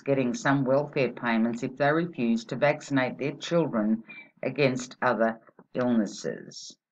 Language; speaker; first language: English; native; English